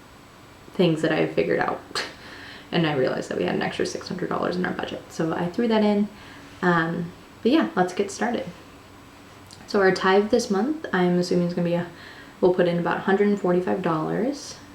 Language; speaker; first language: English; native; English